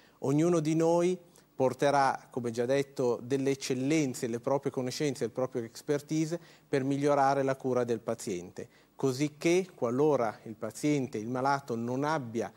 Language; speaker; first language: Italian; native; Italian